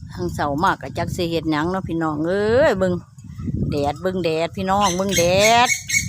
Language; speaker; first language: Thai; native; Thai